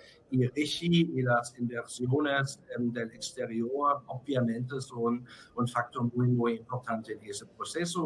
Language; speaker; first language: Spanish; non-native, fluent; German